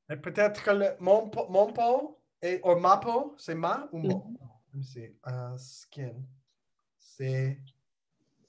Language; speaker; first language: French; non-native, learner; English